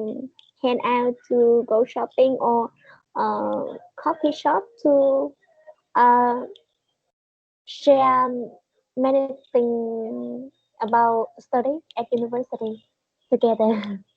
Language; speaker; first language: English; non-native, learner; Vietnamese